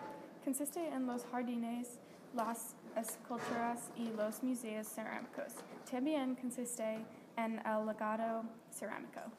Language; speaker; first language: Spanish; non-native, learner; English